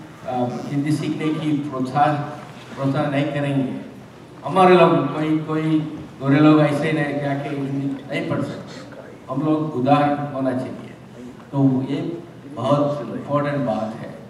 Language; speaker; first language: Hindi; non-native, local second language; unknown